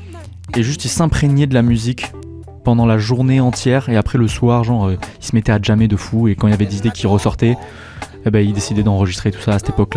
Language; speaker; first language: French; native; French